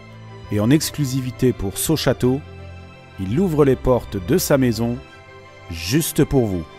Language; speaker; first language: French; native; French